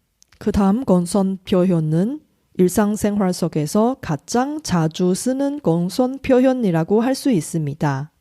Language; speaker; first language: Korean; non-native, fluent; Chinese